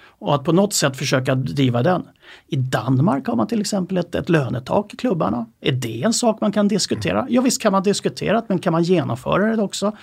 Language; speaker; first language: Swedish; native; Swedish